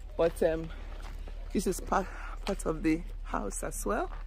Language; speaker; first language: English; non-native, local second language; Igbo